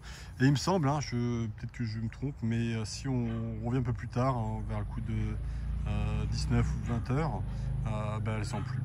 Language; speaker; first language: French; native; French